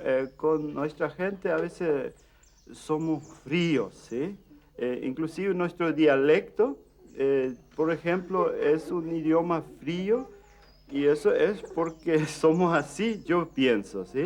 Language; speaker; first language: Spanish; early bilingual, heritage; Plautdietsch